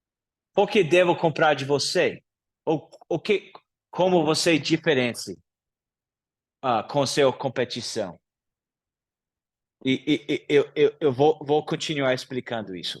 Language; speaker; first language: Portuguese; non-native, learner; English